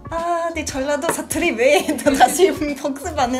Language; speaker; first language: Korean; non-native, learner; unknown